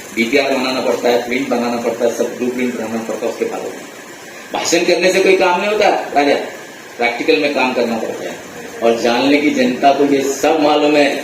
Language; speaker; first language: Hindi; non-native, local second language; Marathi